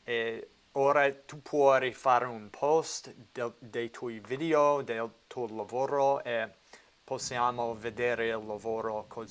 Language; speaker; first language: Italian; non-native, learner; English